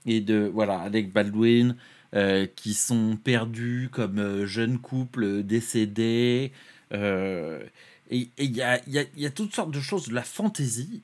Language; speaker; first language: French; native; French